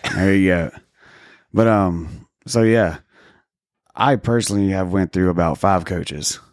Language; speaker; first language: English; native; English